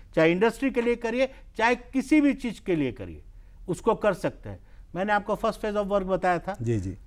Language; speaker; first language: Hindi; native; Hindi